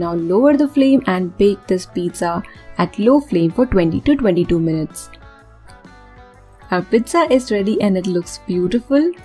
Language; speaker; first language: English; non-native, local second language; Hindi